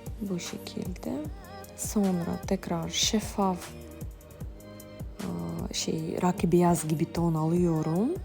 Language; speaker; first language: Turkish; non-native, fluent; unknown